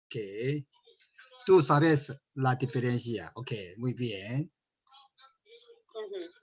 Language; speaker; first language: Spanish; non-native, learner; Korean